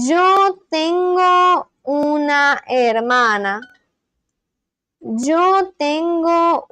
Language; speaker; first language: Spanish; non-native, learner; English